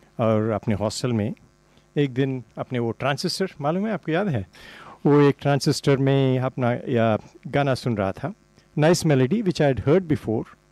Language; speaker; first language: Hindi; non-native, local second language; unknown